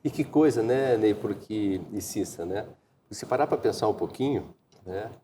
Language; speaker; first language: Portuguese; native; Portuguese